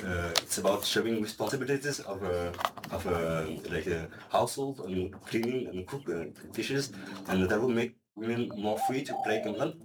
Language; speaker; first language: English; non-native, fluent; French